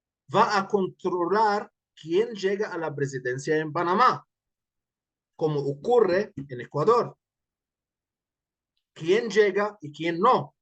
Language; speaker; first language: Spanish; non-native, fluent; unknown